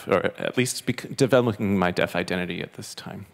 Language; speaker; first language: English; non-native, fluent; Chinese